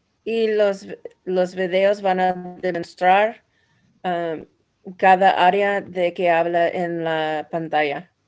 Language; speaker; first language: Spanish; non-native, learner; English